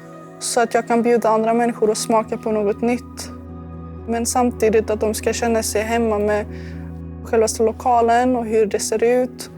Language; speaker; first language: Swedish; early bilingual, other home language; Serbian